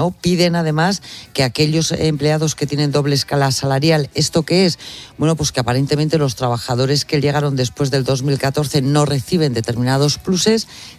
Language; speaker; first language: Spanish; native; Spanish